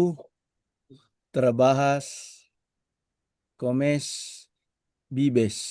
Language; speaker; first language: Spanish; non-native, learner; Filipino